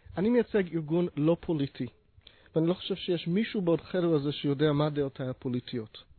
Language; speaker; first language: Hebrew; non-native, fluent; English